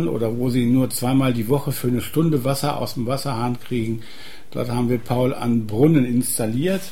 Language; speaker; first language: German; native; German